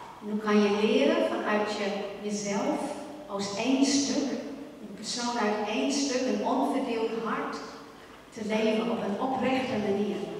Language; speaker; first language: Dutch; non-native, fluent; English